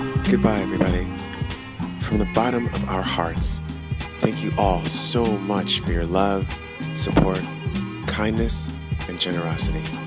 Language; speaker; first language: English; native; English